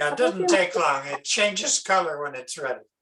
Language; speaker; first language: English; native; English